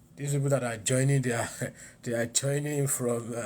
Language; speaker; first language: English; non-native, local second language; Yoruba